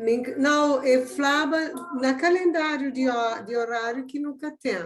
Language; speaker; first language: Portuguese; non-native, local second language; Kabuverdianu